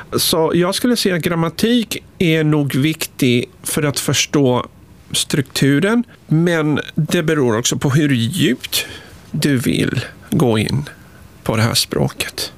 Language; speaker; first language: Swedish; non-native, fluent; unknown